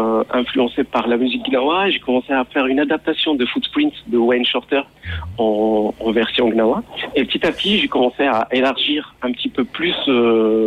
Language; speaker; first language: French; non-native, local second language; Arabic